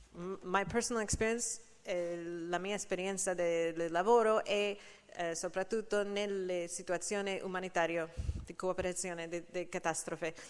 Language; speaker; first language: Italian; non-native, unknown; English